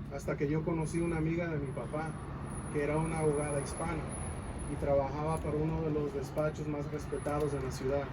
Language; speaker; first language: Spanish; early bilingual, heritage; Spanish